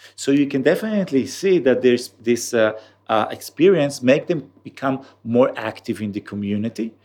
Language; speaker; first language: English; non-native, fluent; Hebrew